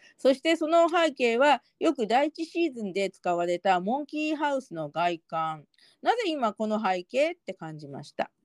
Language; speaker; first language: Japanese; native; Japanese